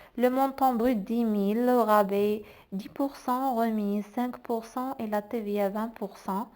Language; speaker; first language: French; non-native, local second language; Arabic